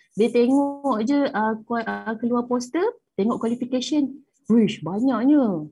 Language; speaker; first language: Malay; native; Malay